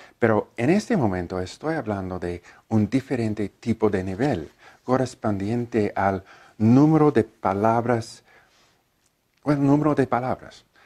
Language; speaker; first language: Spanish; non-native, learner; English